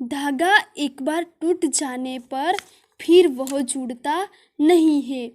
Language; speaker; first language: Hindi; non-native, local second language; Gujarati